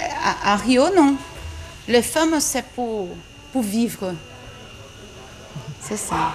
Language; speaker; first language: French; non-native, learner; Portuguese